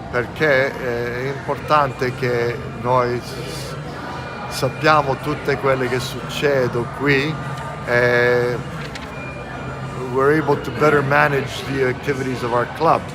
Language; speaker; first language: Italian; early bilingual, heritage; English